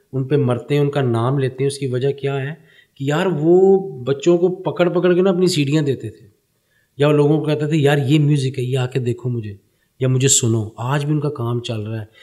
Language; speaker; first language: Urdu; early bilingual, heritage; Punjabi